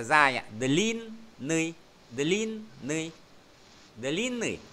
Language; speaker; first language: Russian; non-native, fluent; Vietnamese